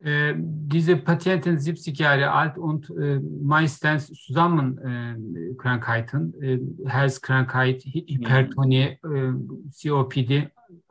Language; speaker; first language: German; non-native, learner; Turkish